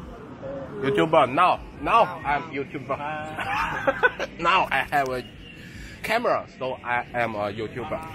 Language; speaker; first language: English; non-native, learner; Chinese